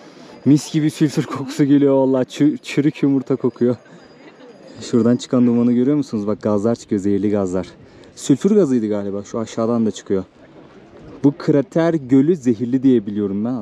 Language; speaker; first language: Turkish; native; Turkish